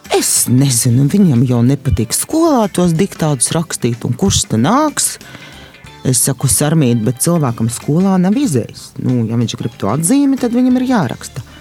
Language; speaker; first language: Latvian; non-native, local second language; Russian